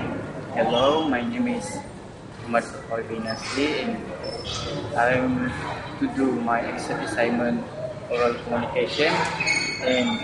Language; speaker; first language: English; non-native, learner; Malay